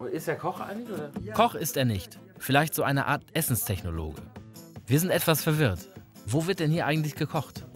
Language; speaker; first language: German; native; German